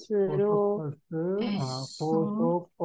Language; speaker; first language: Korean; non-native, learner; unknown